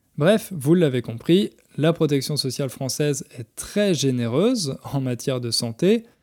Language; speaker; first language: French; native; French